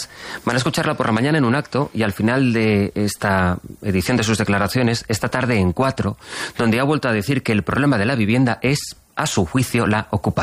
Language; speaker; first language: Spanish; native; Spanish